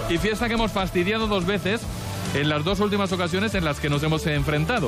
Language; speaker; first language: Spanish; native; Spanish